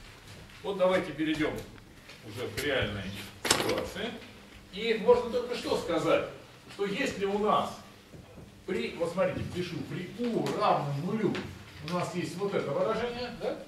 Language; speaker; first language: Russian; native; Russian